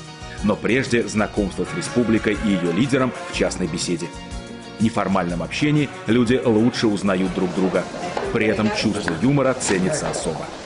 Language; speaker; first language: Russian; native; Russian